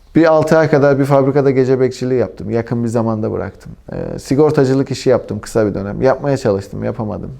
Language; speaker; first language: Turkish; native; Turkish